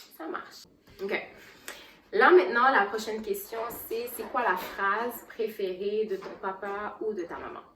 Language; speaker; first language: French; non-native, local second language; Haitian Creole